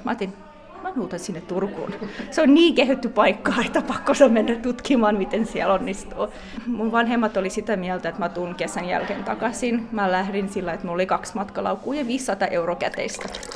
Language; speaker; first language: Finnish; non-native, fluent; English